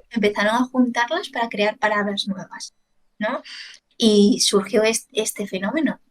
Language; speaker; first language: Spanish; early bilingual, other home language; Chinese